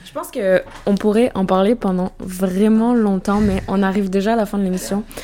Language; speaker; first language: French; native; French